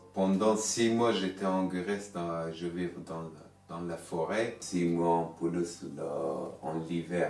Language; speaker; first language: French; non-native, learner; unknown